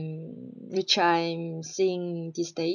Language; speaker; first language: English; non-native, learner; Chinese